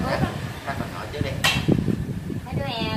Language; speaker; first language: Vietnamese; native; Vietnamese